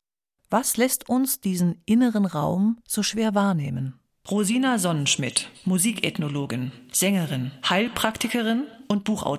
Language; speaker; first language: German; native; German